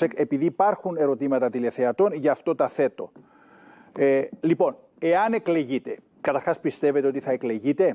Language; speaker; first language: Greek; native; Greek